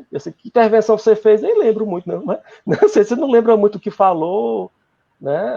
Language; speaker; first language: Portuguese; native; Portuguese